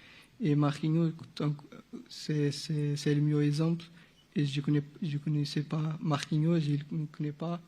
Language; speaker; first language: French; non-native, local second language; Portuguese